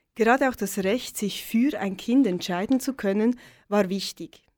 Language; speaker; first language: German; native; German